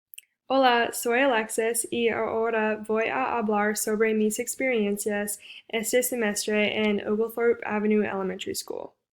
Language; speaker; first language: Spanish; non-native, fluent; English